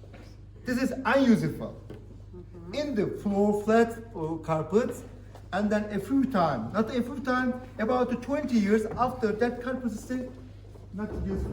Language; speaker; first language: English; non-native, learner; Turkish